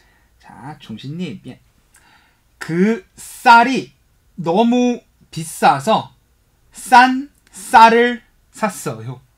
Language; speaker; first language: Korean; non-native, fluent; Chinese